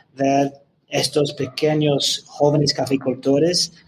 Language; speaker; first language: Spanish; non-native, fluent; English